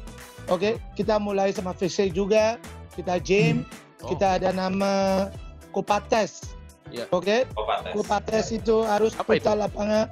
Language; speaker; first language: Indonesian; non-native, fluent; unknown